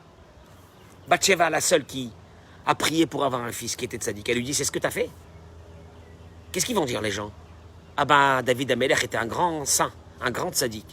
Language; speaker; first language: French; native; French